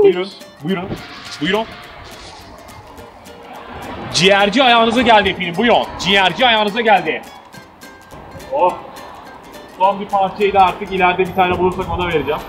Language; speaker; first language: Turkish; native; Turkish